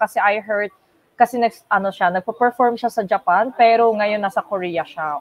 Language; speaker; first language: Filipino; non-native, fluent; Korean